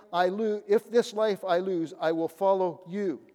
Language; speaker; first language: English; native; English